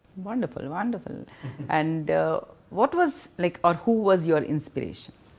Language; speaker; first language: English; non-native, local second language; Telugu